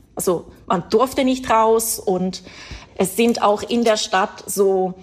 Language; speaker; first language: German; non-native, fluent; Italian